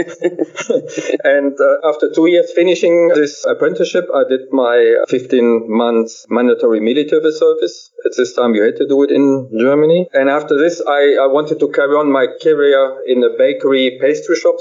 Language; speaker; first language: English; non-native, fluent; German